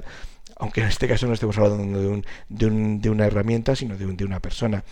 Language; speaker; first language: Spanish; native; Spanish